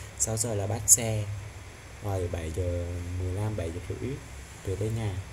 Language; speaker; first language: Vietnamese; non-native, local second language; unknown